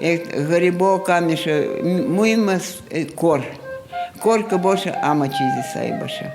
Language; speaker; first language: Persian; non-native, fluent; Russian